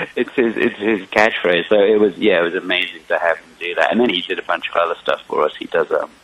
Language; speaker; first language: English; native; English